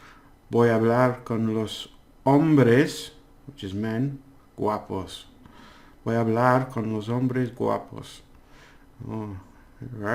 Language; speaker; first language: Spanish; non-native, learner; English